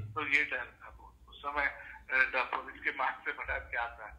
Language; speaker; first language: Hindi; non-native, local second language; Urdu